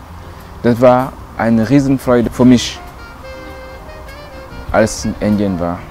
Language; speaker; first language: German; non-native, local second language; Wolof